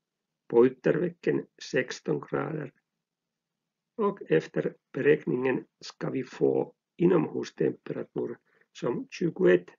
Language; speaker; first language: Swedish; non-native, local second language; Finnish